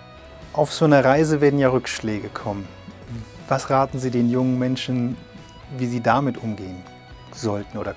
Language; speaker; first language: German; native; German